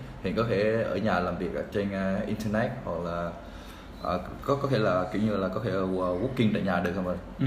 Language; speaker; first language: Vietnamese; native; Vietnamese